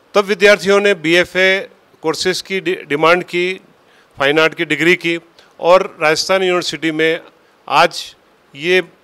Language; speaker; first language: Hindi; native; Hindi